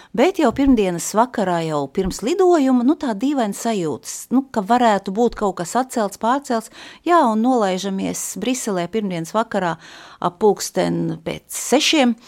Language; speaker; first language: Latvian; native; Latvian